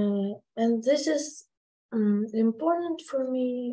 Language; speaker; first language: English; non-native, learner; Russian